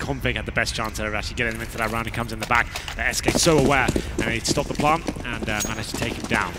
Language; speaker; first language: English; native; English